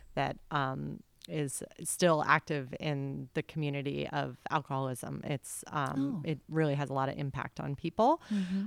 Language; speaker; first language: English; native; English